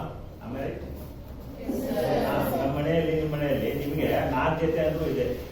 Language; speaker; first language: Kannada; native; Kannada